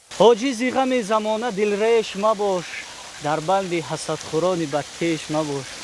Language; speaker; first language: Tajik; native; Tajik